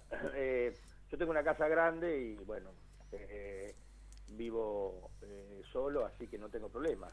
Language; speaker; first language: Spanish; native; Spanish